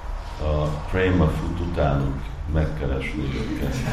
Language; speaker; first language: Hungarian; non-native, fluent; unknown